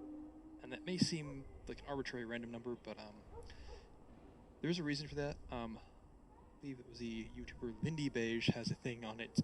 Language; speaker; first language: English; native; English